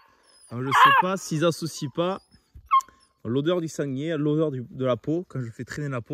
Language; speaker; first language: French; native; French